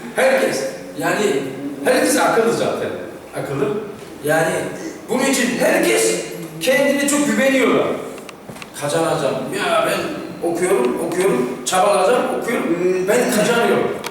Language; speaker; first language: Turkish; non-native, fluent; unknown